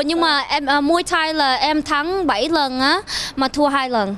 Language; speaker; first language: Vietnamese; early bilingual, heritage; Vietnamese